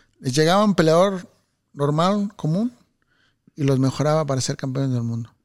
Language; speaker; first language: Spanish; native; Spanish